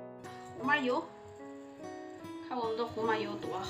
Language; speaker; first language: Chinese; native; Chinese